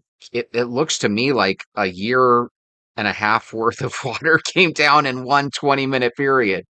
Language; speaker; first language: English; native; English